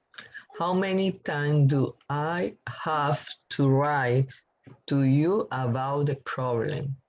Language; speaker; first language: English; non-native, learner; Spanish